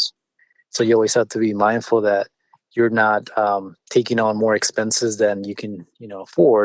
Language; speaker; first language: English; early bilingual, other home language; Spanish